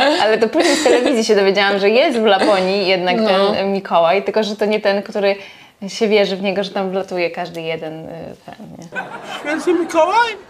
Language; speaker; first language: Polish; native; Polish